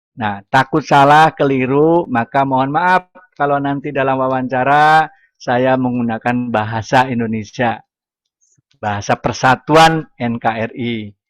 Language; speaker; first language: Indonesian; non-native, local second language; Sundanese